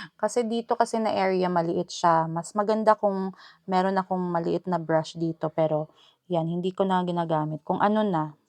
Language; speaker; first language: Filipino; non-native, local second language; Hiligaynon